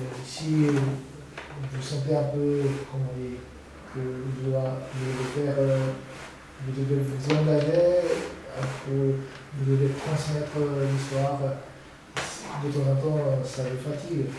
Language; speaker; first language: French; non-native, learner; Korean